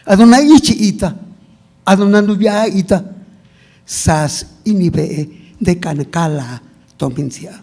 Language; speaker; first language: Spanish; non-native, local second language; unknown